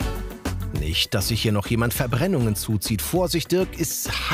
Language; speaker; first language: German; native; German